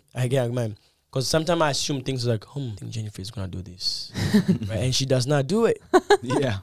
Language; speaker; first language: English; non-native, fluent; Lingala